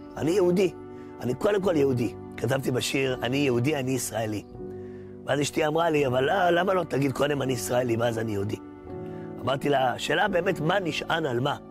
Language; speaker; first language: Hebrew; native; Hebrew